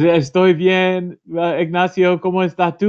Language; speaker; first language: Spanish; non-native, learner; English